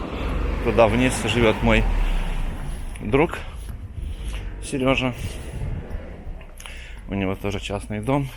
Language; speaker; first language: Russian; native; Russian